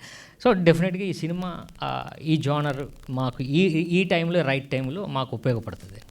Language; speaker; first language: Telugu; native; Telugu